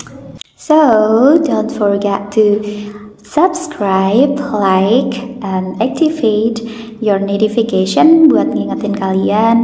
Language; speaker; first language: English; non-native, fluent; Indonesian